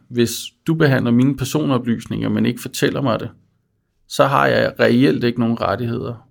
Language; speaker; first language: Danish; native; Danish